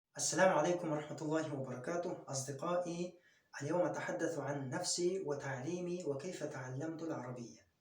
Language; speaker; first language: Arabic; non-native, fluent; Kyrgyz